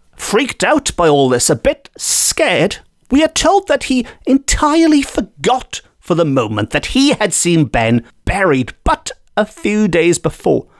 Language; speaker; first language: English; native; English